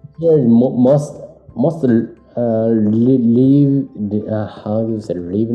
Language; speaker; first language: English; non-native, learner; Georgian